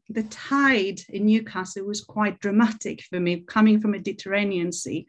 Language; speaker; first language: English; non-native, fluent; Greek